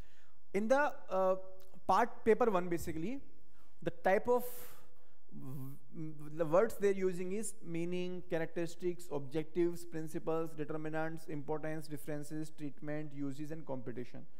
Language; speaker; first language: English; non-native, local second language; Hindi